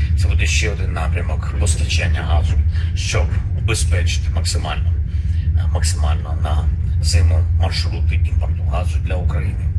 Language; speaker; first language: Ukrainian; non-native, local second language; Russian